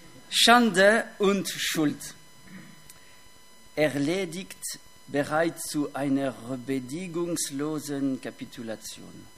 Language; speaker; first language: German; non-native, fluent; French